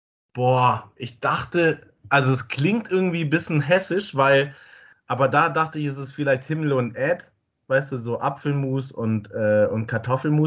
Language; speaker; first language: German; native; German